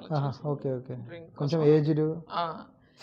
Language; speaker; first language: Telugu; native; Telugu